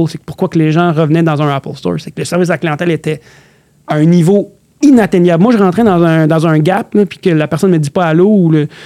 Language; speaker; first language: French; early bilingual, other home language; Arabic